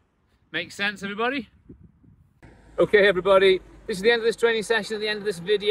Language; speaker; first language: English; native; English